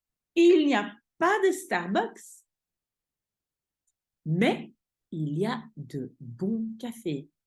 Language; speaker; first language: French; non-native, fluent; Dutch